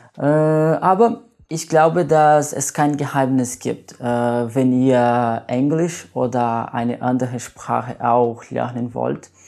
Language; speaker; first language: German; non-native, learner; Portuguese